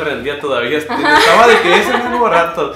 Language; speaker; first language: Spanish; native; Spanish